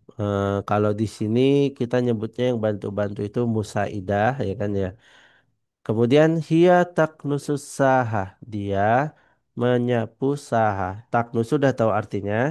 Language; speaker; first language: Indonesian; non-native, fluent; Banjar